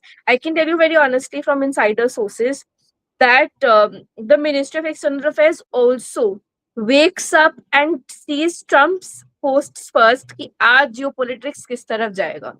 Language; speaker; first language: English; non-native, local second language; Hindi